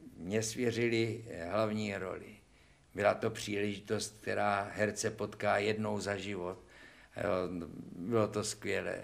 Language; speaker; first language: Czech; native; Czech